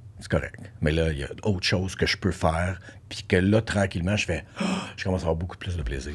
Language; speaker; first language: French; native; French